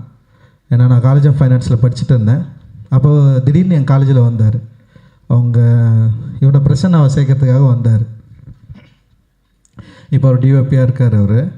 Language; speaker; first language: Tamil; native; Tamil